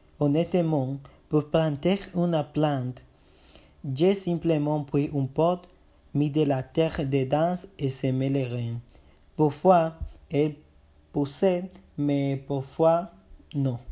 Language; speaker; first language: French; non-native, learner; Spanish